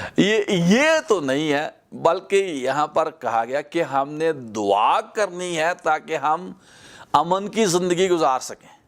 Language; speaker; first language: Urdu; non-native, local second language; Punjabi